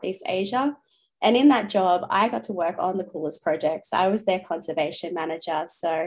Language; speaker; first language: English; native; English